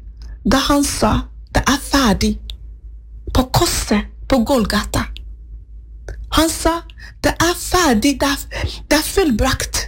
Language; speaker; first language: Norwegian; non-native, fluent; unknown